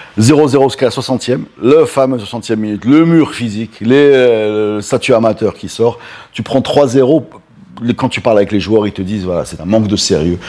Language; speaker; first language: French; non-native, local second language; Arabic